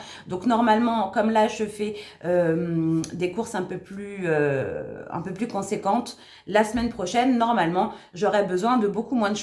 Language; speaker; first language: French; native; French